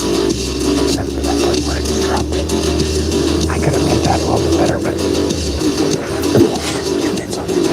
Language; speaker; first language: English; native; English